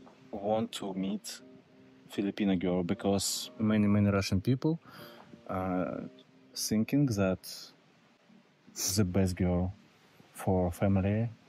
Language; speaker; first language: English; non-native, learner; Russian